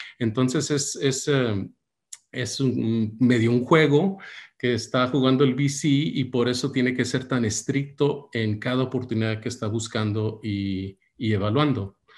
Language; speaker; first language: Spanish; early bilingual, heritage; Spanish